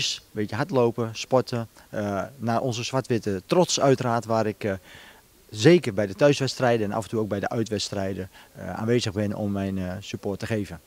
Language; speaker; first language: Dutch; native; Dutch